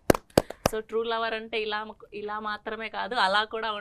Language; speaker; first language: Telugu; native; Telugu